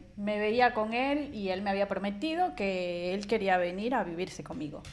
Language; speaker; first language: Spanish; native; Spanish